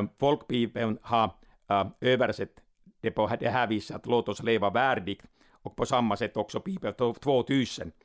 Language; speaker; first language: Swedish; non-native, local second language; Finnish